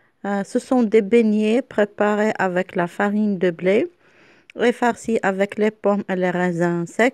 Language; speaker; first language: French; non-native, local second language; Arabic